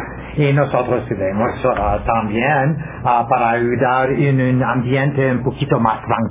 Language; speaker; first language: Spanish; non-native, learner; English